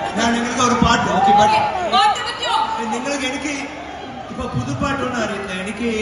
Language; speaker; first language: Malayalam; non-native, learner; Tamil